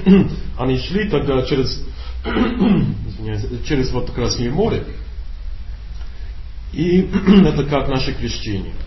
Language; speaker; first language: Russian; non-native, learner; English